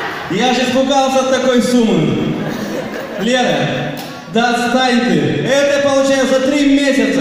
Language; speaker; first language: Russian; native; Russian